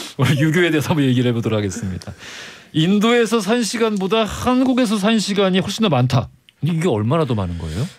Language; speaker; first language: Korean; native; Korean